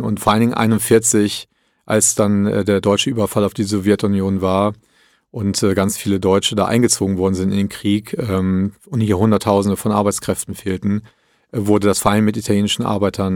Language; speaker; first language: German; early bilingual, other home language; Italian